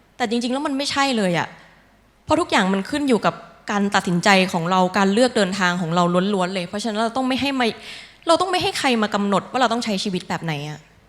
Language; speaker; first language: Thai; native; Thai